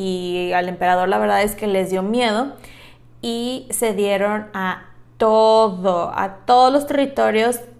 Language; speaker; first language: Spanish; native; Spanish